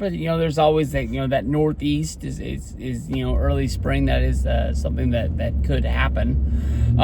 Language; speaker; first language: English; native; English